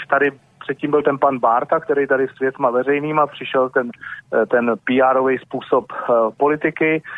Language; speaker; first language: Czech; native; Czech